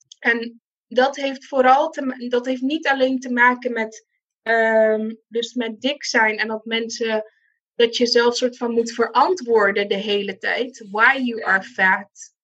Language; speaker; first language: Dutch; non-native, local second language; Papiamento